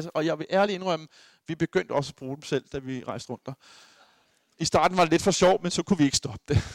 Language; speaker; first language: Danish; native; Danish